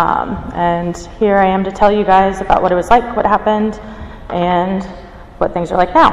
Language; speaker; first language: English; native; English